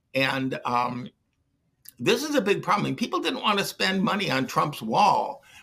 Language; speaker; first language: English; native; English